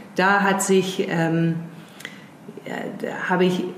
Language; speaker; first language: German; early bilingual, heritage; German